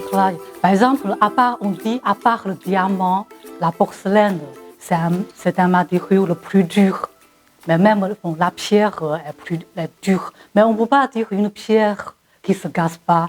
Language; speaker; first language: French; non-native, fluent; Chinese